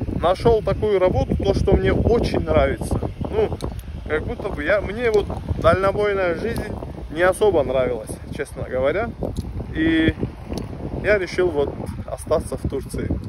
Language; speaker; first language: Russian; non-native, local second language; Turkish